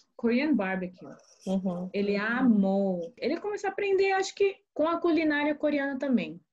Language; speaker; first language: Portuguese; early bilingual, other home language; Korean